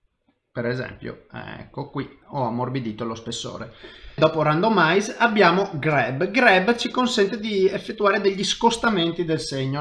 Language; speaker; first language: Italian; native; Italian